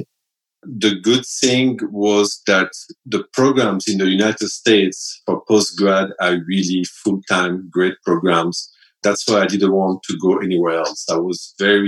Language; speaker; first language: English; non-native, fluent; French